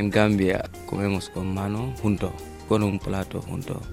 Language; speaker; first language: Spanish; non-native, learner; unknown